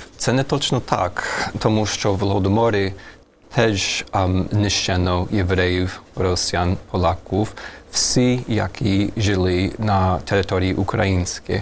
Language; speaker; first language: Ukrainian; non-native, fluent; German